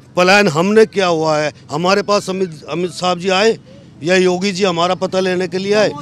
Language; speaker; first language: Hindi; native; Hindi